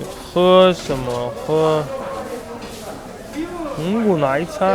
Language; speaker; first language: Chinese; non-native, fluent; Russian